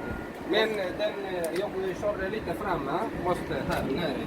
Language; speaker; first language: Swedish; non-native, learner; Tigrinya